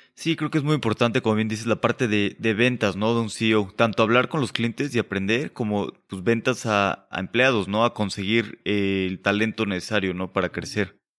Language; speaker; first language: Spanish; native; Spanish